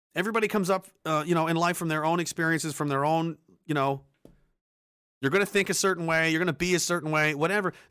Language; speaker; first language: English; early bilingual, other home language; Danish